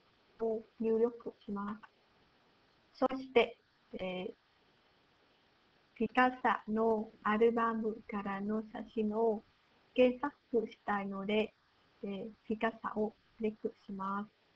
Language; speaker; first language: Japanese; non-native, learner; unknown